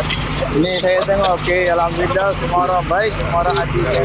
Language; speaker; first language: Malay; non-native, learner; Rohingya